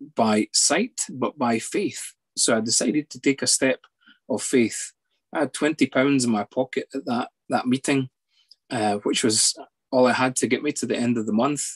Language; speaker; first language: English; native; English